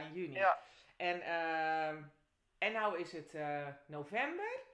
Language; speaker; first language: Dutch; native; Dutch